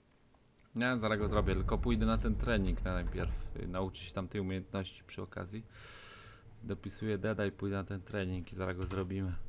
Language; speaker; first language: Polish; native; Polish